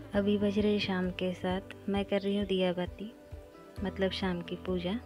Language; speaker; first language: Hindi; non-native, local second language; Marathi